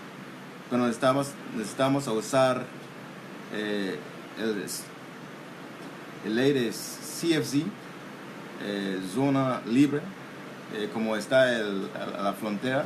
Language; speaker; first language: Spanish; non-native, local second language; English